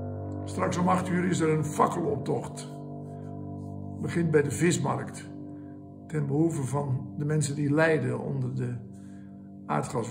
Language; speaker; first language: Dutch; native; Dutch